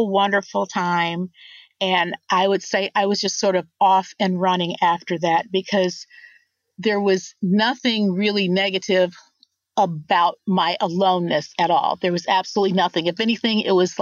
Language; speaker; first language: English; native; English